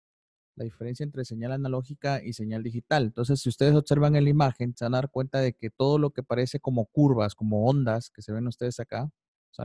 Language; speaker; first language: Spanish; native; Spanish